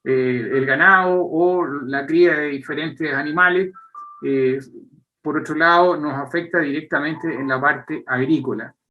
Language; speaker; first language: Spanish; native; Spanish